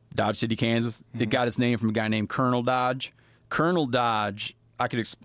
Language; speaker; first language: English; native; English